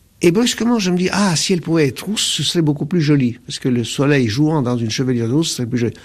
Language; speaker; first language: French; non-native, local second language; Arabic